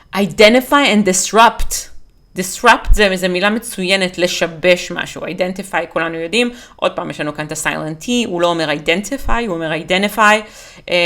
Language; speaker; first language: Hebrew; native; Hebrew